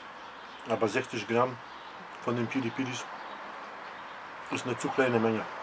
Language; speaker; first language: German; early bilingual, other home language; Polish